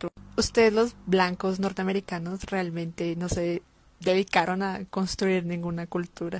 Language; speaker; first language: Spanish; native; Spanish